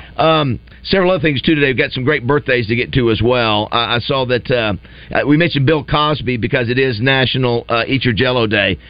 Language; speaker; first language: English; native; English